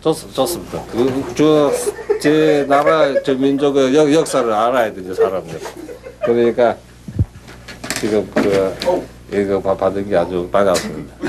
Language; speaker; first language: Korean; early bilingual, heritage; Korean